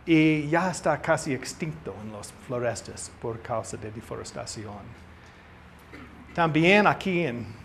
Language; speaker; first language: Spanish; non-native, learner; English